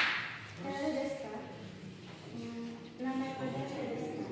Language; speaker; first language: Japanese; non-native, learner; Indonesian